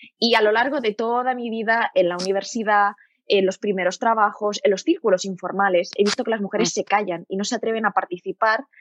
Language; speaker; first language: Spanish; native; Spanish